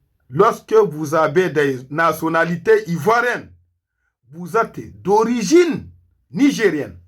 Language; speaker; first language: French; non-native, local second language; Hausa